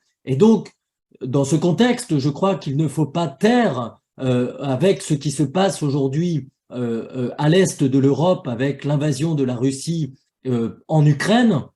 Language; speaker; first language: French; native; French